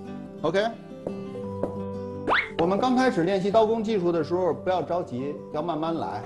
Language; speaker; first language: Chinese; native; Chinese